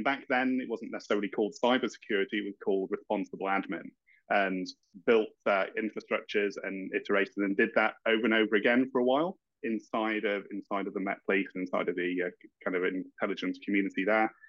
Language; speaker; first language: English; native; English